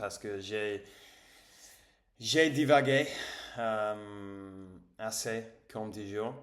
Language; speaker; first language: French; non-native, learner; English